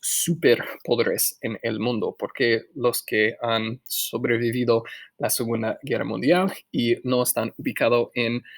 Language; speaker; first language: Spanish; non-native, fluent; English